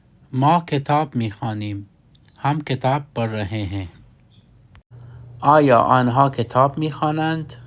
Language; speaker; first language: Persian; non-native, fluent; Urdu